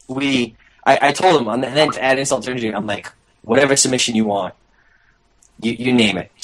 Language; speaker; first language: English; native; English